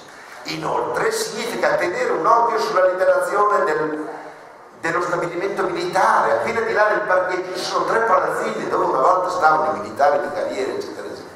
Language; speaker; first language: Italian; native; Italian